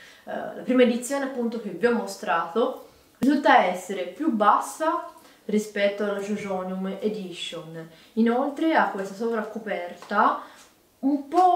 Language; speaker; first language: Italian; native; Italian